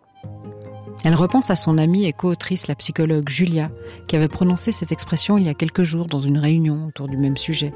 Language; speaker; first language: French; native; French